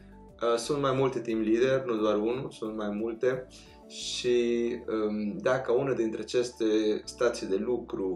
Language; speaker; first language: Romanian; non-native, fluent; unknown